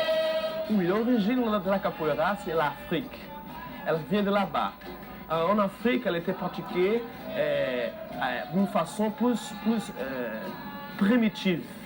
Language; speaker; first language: French; non-native, fluent; Portuguese